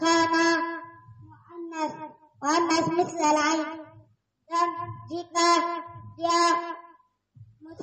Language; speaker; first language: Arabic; non-native, learner; Indonesian